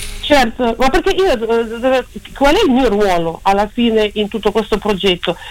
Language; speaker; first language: Italian; non-native, fluent; Russian